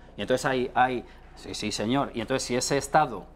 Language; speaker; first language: Spanish; native; Spanish